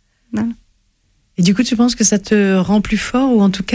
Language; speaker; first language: French; native; French